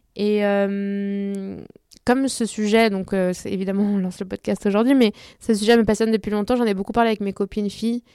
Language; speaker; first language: French; early bilingual, other home language; Spanish